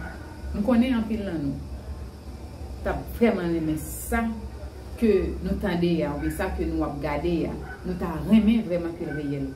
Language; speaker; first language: French; non-native, learner; Haitian Creole